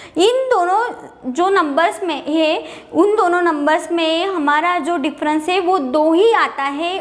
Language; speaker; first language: Hindi; non-native, local second language; Marathi